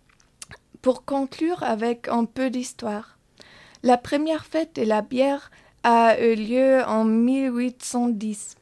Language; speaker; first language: French; non-native, fluent; German